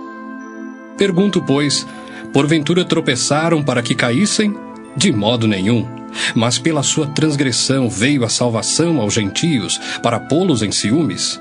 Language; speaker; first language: Portuguese; native; Portuguese